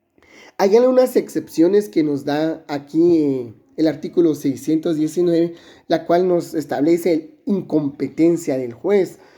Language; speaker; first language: Spanish; native; Spanish